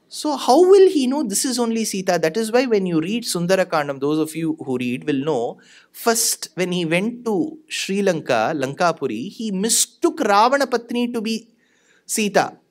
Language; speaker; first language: English; non-native, local second language; Tamil